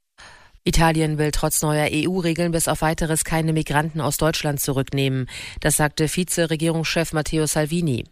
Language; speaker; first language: German; native; German